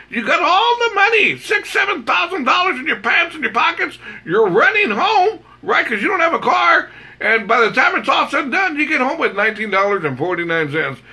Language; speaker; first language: English; native; English